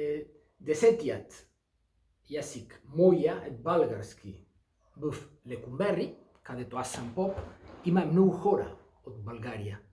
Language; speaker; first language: Bulgarian; non-native, learner; Basque